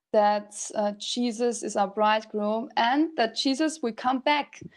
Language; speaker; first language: English; non-native, fluent; German